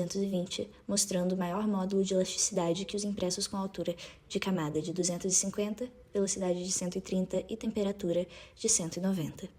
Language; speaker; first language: Portuguese; native; Portuguese